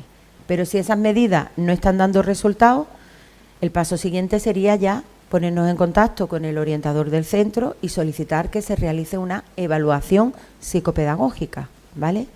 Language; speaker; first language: Spanish; native; Spanish